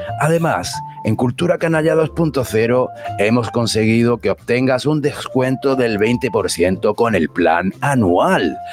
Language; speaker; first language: Spanish; native; Spanish